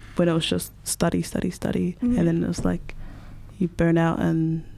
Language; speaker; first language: English; native; English